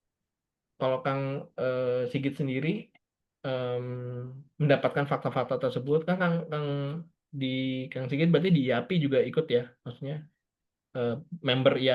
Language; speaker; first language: Indonesian; native; Indonesian